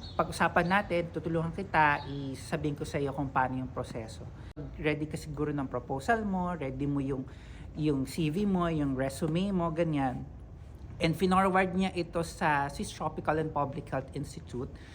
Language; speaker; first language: Filipino; native; Filipino